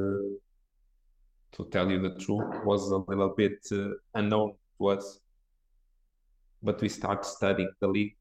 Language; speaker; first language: English; non-native, fluent; Portuguese